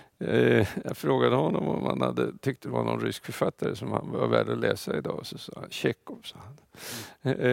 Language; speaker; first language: Swedish; non-native, fluent; Russian